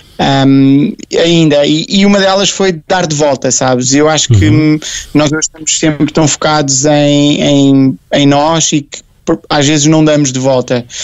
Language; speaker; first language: Portuguese; native; Portuguese